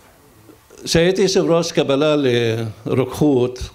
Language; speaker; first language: Hebrew; non-native, local second language; Arabic